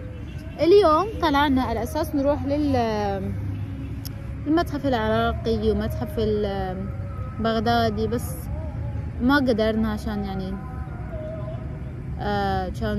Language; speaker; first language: Arabic; non-native, fluent; Persian